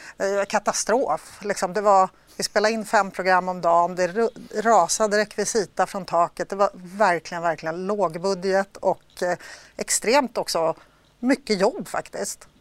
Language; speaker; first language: Swedish; early bilingual, other home language; Polish